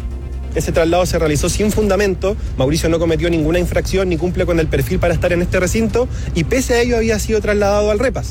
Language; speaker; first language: Spanish; native; Spanish